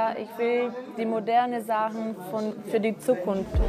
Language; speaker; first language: German; early bilingual, heritage; Portuguese